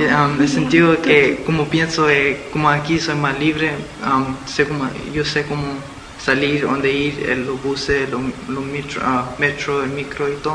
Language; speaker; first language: Spanish; early bilingual, heritage; Spanish